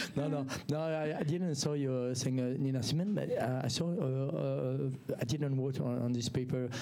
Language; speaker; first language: English; non-native, learner; French